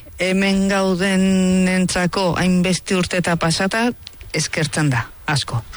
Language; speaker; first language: Basque; early bilingual, heritage; Spanish